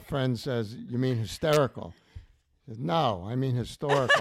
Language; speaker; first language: English; native; English